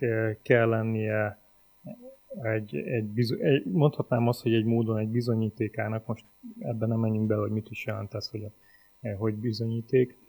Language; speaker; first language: Hungarian; native; Hungarian